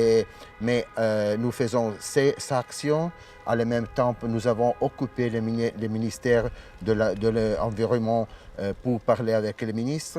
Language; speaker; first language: French; non-native, learner; Italian